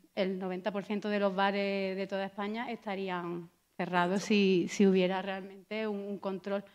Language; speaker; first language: Spanish; native; Spanish